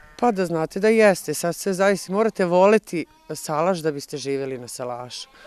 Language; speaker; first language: Serbian; native; Serbian